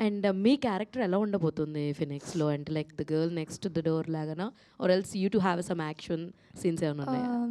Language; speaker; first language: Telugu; native; Telugu